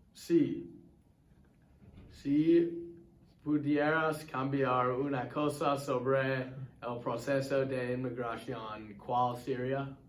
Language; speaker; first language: Spanish; non-native, learner; English